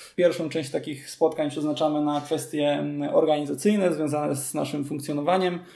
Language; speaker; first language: Polish; native; Polish